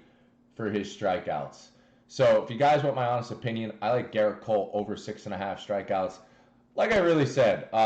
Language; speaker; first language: English; native; English